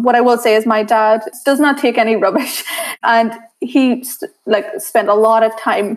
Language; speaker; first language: English; native; English